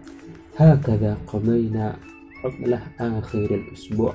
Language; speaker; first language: Arabic; non-native, fluent; Indonesian